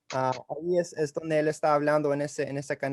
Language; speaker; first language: Spanish; early bilingual, heritage; English